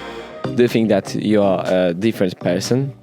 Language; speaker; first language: English; non-native, learner; Polish